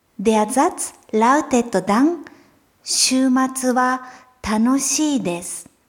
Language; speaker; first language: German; non-native, fluent; Japanese